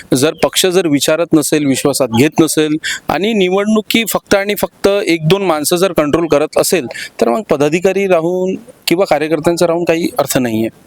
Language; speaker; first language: Marathi; native; Marathi